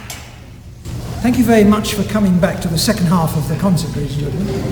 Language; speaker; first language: English; native; English